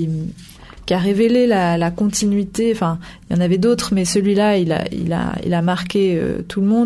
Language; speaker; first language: French; native; French